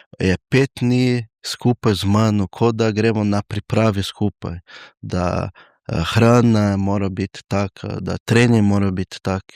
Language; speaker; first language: Slovenian; non-native, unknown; Portuguese